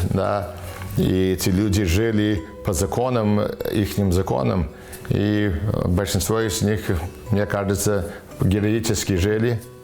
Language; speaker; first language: Russian; early bilingual, heritage; Russian